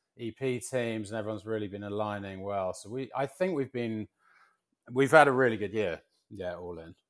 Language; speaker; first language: English; native; English